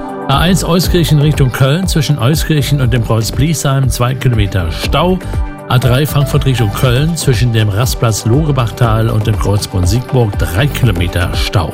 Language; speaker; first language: German; native; German